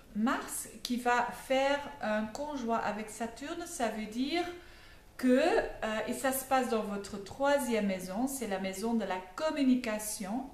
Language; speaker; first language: French; non-native, fluent; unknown